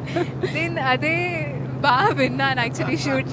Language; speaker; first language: Telugu; non-native, local second language; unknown